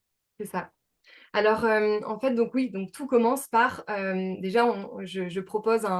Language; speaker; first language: French; native; French